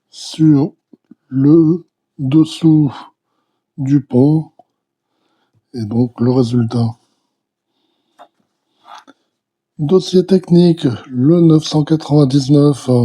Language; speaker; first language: French; native; French